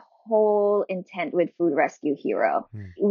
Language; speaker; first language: English; non-native, local second language; Filipino